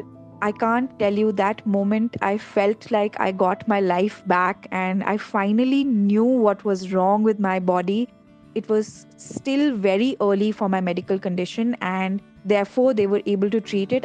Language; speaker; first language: English; non-native, local second language; Hindi